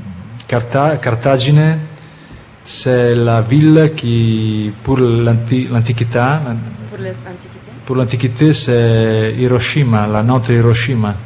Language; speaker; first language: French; non-native, fluent; Italian